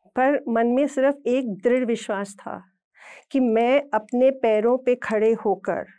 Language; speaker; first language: Hindi; native; Hindi